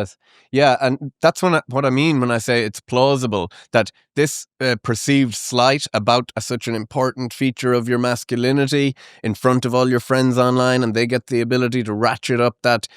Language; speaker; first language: English; native; English